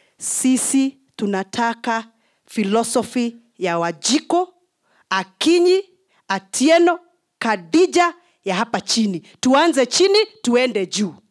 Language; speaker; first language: Swahili; non-native, local second language; Kikuyu